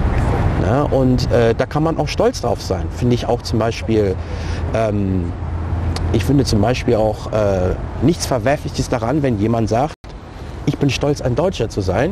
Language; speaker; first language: German; early bilingual, other home language; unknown